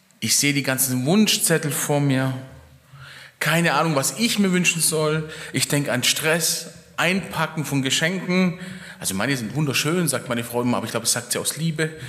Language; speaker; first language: German; early bilingual, other home language; Italian